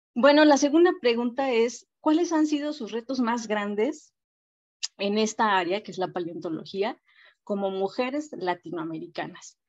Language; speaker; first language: Spanish; native; Spanish